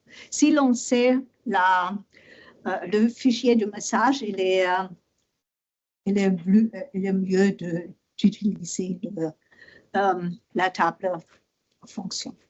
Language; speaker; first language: French; non-native, learner; German